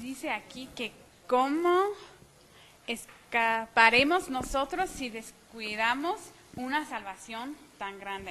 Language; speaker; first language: Spanish; non-native, fluent; English